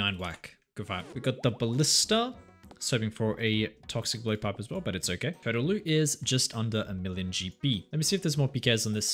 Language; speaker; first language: English; native; English